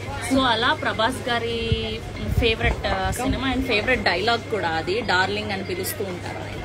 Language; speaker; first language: Telugu; native; Telugu